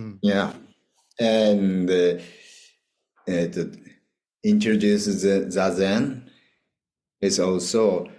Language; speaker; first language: English; non-native, learner; Japanese